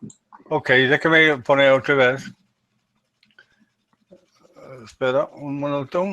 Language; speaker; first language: Spanish; non-native, learner; English